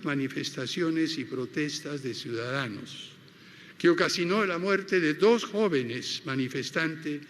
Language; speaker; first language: Spanish; native; Spanish